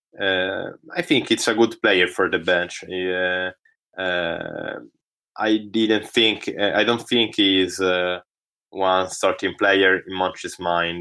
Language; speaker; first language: English; non-native, learner; Italian